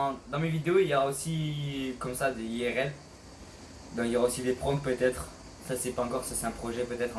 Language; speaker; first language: French; native; French